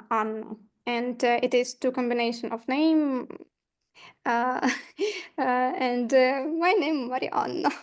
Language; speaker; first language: English; non-native, learner; Ukrainian